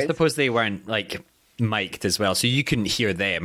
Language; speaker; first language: English; native; English